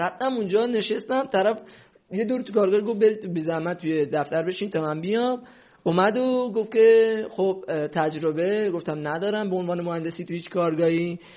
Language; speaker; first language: Persian; non-native, local second language; Central Kurdish